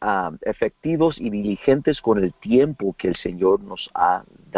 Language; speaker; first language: Spanish; early bilingual, heritage; Spanish